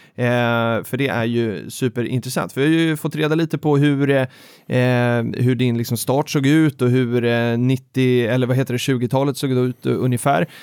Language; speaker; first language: Swedish; native; Swedish